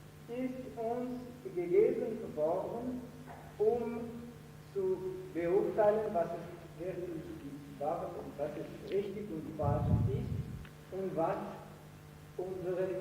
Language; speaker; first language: German; non-native, fluent; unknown